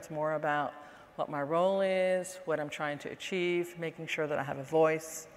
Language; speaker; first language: English; non-native, fluent; Dutch